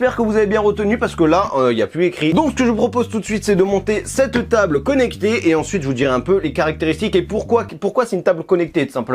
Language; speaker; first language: French; native; French